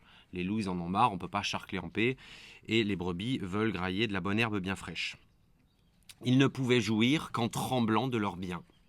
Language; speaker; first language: French; native; French